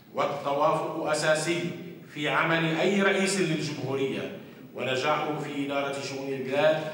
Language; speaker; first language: Arabic; native; Arabic